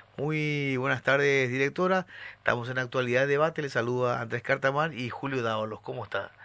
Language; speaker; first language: Spanish; native; Spanish